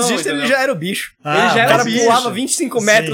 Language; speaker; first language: Portuguese; native; Portuguese